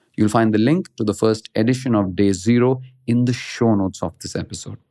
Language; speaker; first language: English; non-native, local second language; Hindi